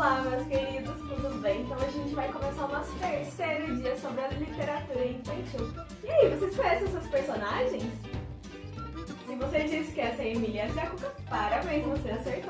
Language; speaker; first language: Portuguese; native; Portuguese